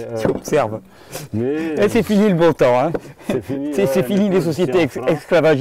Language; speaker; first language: French; native; French